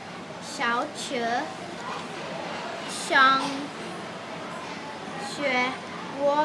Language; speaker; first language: Chinese; non-native, learner; English